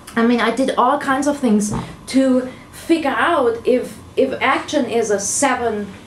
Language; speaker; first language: English; non-native, fluent; German